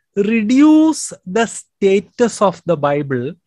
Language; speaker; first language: English; non-native, local second language; Malayalam